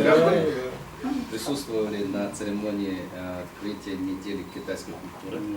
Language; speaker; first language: Russian; non-native, fluent; Chinese